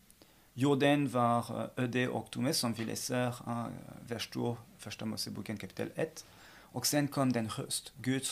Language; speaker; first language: Swedish; non-native, fluent; French